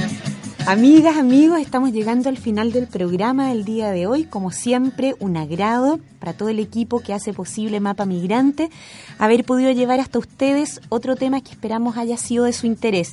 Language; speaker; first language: Spanish; native; Spanish